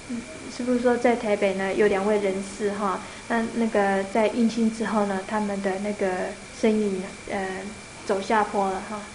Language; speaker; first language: Chinese; native; Chinese